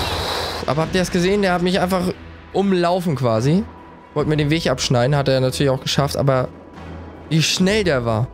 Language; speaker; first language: German; native; German